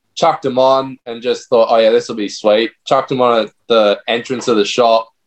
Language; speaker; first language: English; native; English